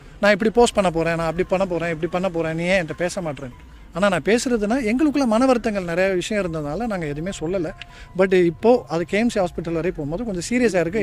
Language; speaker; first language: Tamil; native; Tamil